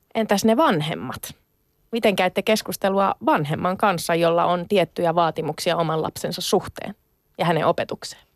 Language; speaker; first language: Finnish; native; Finnish